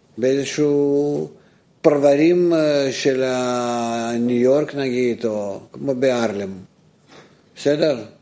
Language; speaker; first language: Hebrew; non-native, fluent; Russian